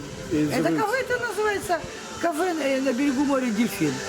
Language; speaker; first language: Russian; native; Russian